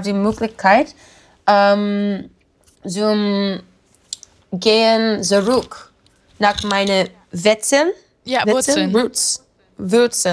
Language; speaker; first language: German; non-native, learner; English